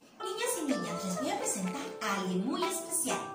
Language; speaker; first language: Spanish; native; Spanish